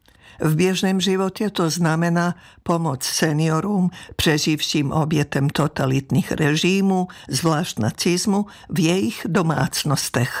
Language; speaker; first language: Czech; non-native, fluent; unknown